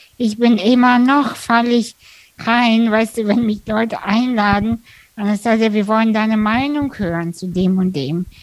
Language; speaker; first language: German; early bilingual, other home language; Russian